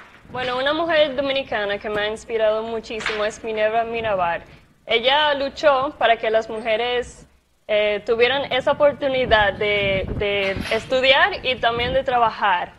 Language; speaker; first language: Spanish; native; Spanish